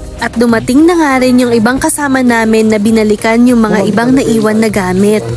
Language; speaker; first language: Filipino; non-native, local second language; Iloko